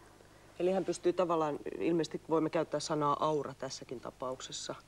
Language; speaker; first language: Finnish; native; Finnish